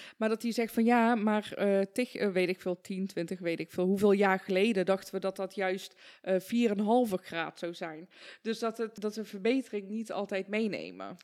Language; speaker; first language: Dutch; early bilingual, other home language; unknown